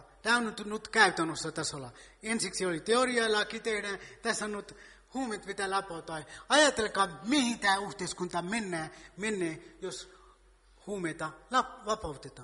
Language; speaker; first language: Finnish; non-native, fluent; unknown